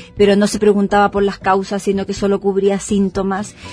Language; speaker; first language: Spanish; native; Spanish